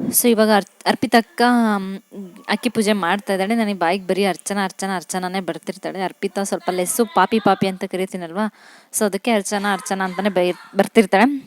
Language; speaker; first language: Kannada; non-native, local second language; Lambadi